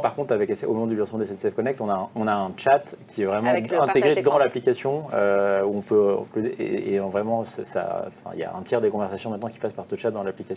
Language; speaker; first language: French; native; French